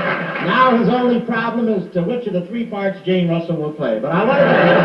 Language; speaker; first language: English; native; English